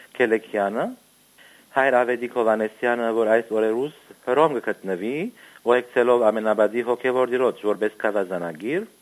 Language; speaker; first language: Armenian; early bilingual, heritage; Armenian